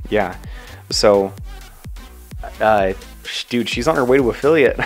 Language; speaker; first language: English; native; English